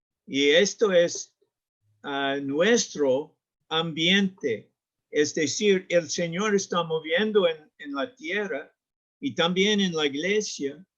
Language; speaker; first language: Spanish; non-native, learner; English